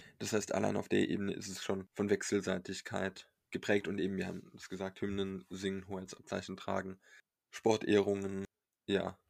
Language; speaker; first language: German; native; German